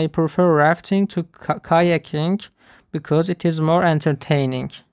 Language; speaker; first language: English; non-native, fluent; Turkish